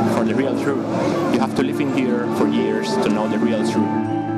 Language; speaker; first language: English; non-native, learner; Spanish